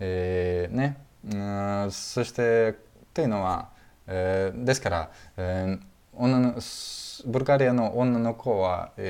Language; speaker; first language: Japanese; non-native, fluent; Russian